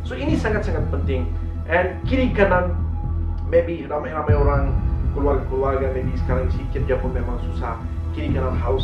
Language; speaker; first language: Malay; non-native, learner; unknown